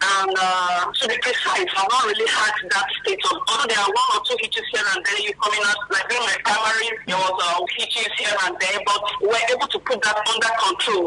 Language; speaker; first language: English; non-native, local second language; Ibibio